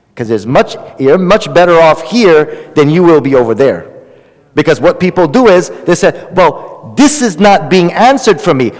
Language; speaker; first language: English; native; English